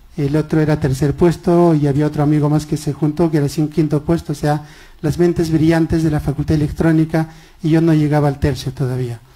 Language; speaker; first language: Spanish; non-native, local second language; Quechua